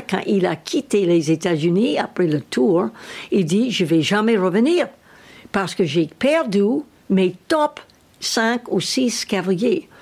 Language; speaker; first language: French; non-native, learner; English